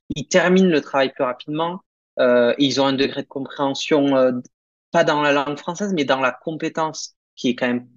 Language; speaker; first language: French; native; French